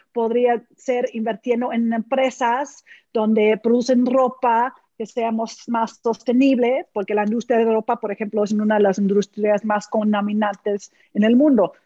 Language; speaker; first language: Spanish; non-native, fluent; English